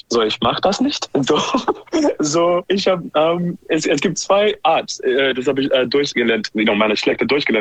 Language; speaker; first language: German; non-native, learner; English